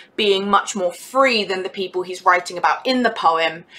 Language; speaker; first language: English; native; English